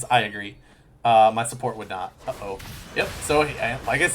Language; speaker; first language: English; native; English